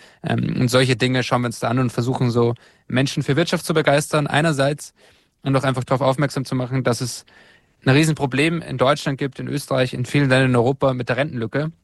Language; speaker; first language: German; native; German